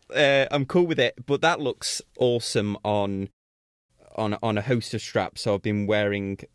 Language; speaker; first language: English; native; English